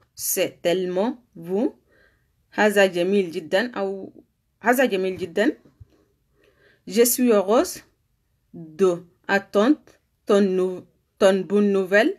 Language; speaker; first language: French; non-native, learner; Arabic